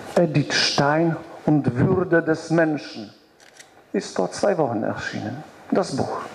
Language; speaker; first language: German; non-native, fluent; Polish